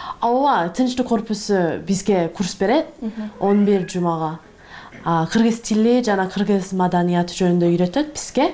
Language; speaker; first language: Kyrgyz; non-native, learner; English